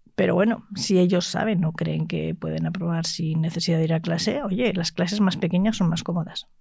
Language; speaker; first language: Spanish; native; Spanish